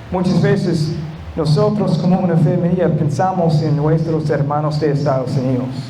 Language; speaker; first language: Spanish; non-native, fluent; English